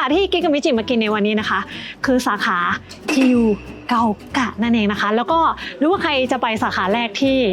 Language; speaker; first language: Thai; native; Thai